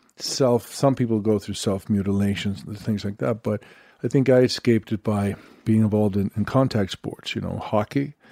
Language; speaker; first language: English; non-native, fluent; Swedish